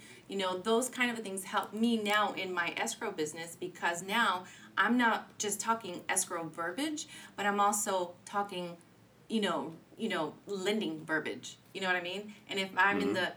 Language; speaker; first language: English; native; English